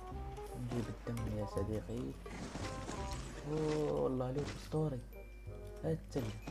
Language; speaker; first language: Arabic; native; Arabic